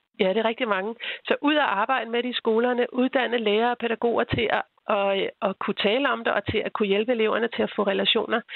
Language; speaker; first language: Danish; native; Danish